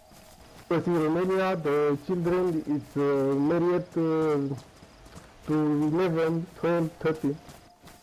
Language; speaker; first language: English; non-native, learner; Romanian